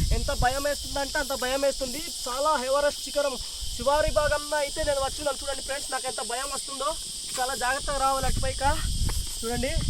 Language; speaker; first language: Telugu; non-native, local second language; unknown